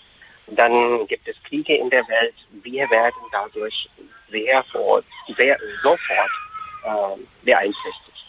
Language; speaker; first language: German; non-native, fluent; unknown